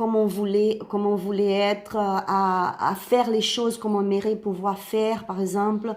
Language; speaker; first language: French; non-native, learner; Spanish